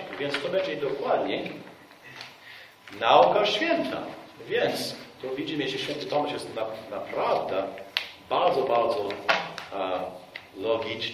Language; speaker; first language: Polish; non-native, fluent; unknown